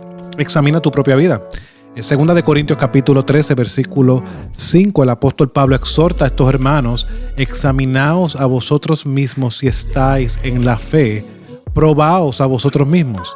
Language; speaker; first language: Spanish; native; Spanish